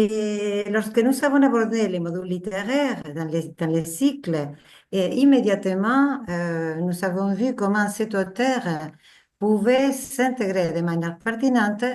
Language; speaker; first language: French; non-native, fluent; Spanish